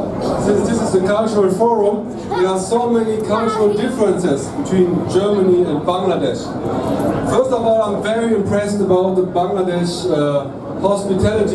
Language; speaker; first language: English; non-native, fluent; German